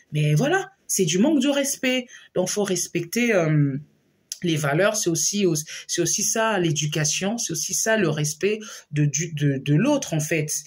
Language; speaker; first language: French; non-native, local second language; Lingala